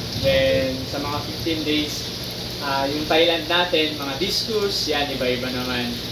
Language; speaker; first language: Filipino; native; Filipino